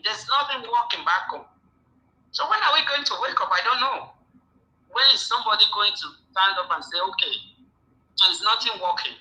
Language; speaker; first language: English; non-native, local second language; Bini